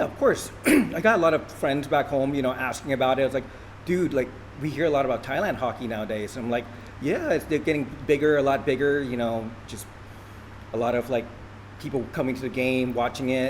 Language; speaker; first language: English; early bilingual, other home language; Thai